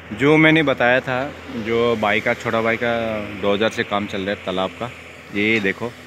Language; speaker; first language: Hindi; non-native, local second language; Kok Borok